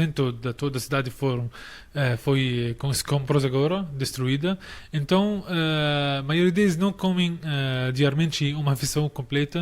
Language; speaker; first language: Portuguese; non-native, fluent; Arabic